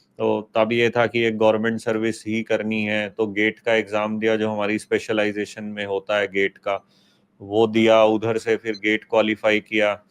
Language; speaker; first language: Hindi; native; Hindi